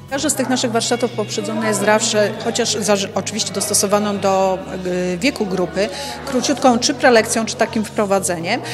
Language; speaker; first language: Polish; native; Polish